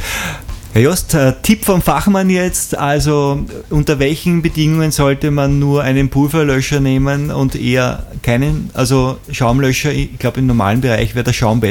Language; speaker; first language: German; native; German